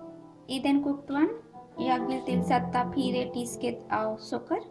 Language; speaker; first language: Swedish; non-native, learner; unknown